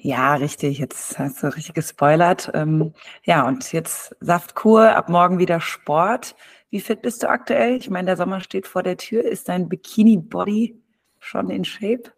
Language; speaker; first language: German; native; German